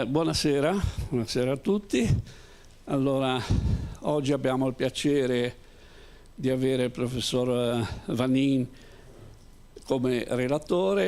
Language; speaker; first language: Italian; native; Italian